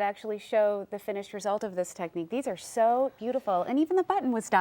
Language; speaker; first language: English; native; English